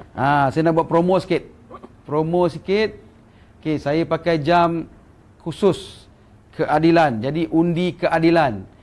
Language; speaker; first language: Malay; native; Malay